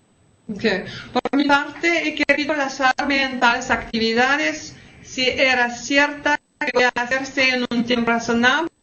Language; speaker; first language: Spanish; non-native, learner; French